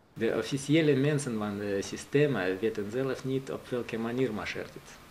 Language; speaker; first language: Dutch; non-native, learner; Russian